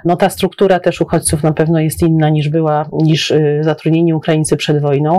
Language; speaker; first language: Polish; native; Polish